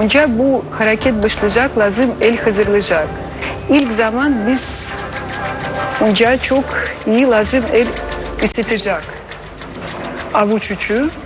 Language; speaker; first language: Turkish; non-native, learner; Armenian